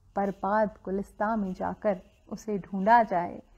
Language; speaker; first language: Hindi; native; Hindi